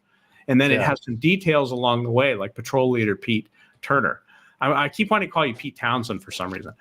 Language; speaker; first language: English; native; English